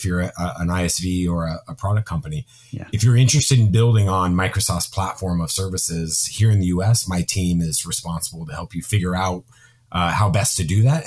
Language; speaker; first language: English; native; English